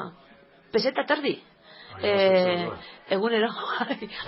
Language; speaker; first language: Basque; non-native, local second language; Spanish